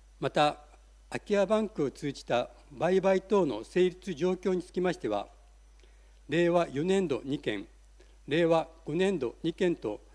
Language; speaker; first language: Japanese; native; Japanese